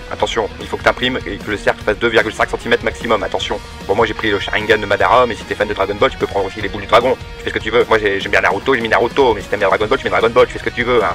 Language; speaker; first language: French; native; French